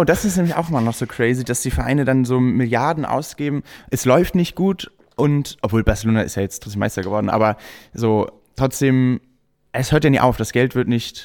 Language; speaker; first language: German; native; German